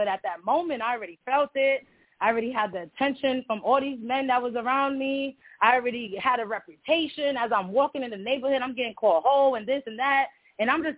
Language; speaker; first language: English; early bilingual, other home language; Spanish